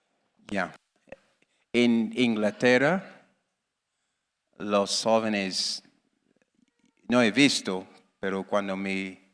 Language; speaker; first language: Spanish; non-native, learner; English